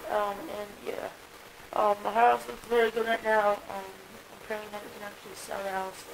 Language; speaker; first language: English; native; English